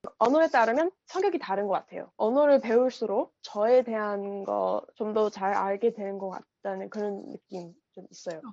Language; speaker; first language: Korean; non-native, fluent; English